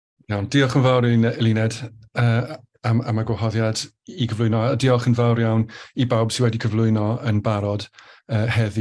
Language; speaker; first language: Welsh; native; Welsh